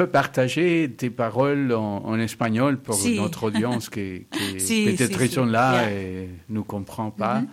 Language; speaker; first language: French; non-native, fluent; Spanish